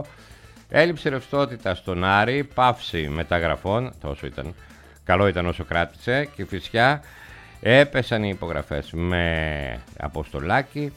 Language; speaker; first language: Greek; native; Greek